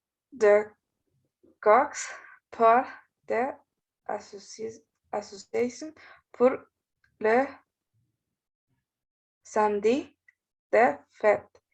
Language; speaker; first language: French; non-native, learner; Spanish